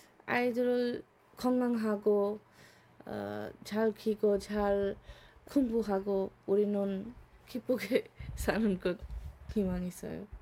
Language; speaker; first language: Korean; non-native, learner; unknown